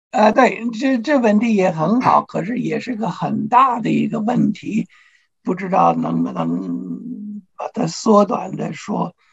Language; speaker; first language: Chinese; non-native, fluent; English